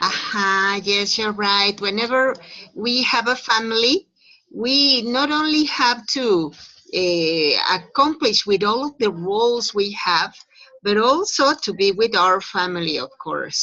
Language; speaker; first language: English; non-native, fluent; Spanish